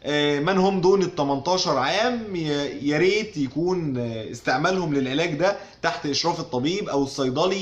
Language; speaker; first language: Arabic; native; Arabic